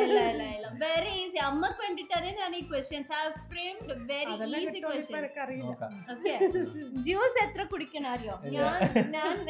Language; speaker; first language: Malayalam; non-native, learner; Tamil